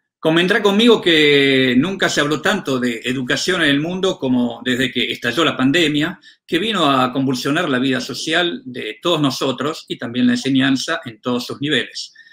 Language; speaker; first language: Spanish; native; Spanish